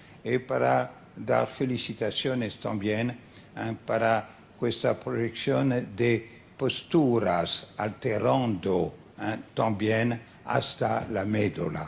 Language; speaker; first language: Spanish; non-native, fluent; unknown